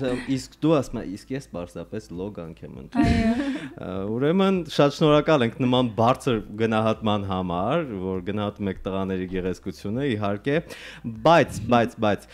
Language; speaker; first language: Armenian; native; Armenian